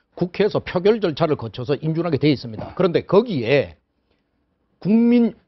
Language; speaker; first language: Korean; native; Korean